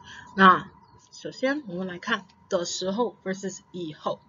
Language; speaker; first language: Chinese; non-native, fluent; English